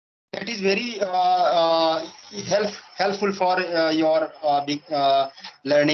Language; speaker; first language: English; non-native, learner; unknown